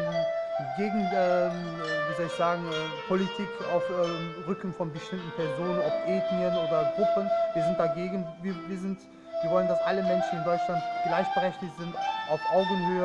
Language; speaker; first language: German; early bilingual, other home language; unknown